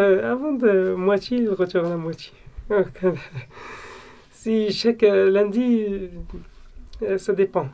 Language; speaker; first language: French; non-native, learner; Arabic